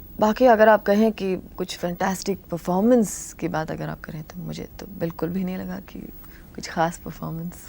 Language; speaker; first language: Hindi; non-native, local second language; Tamil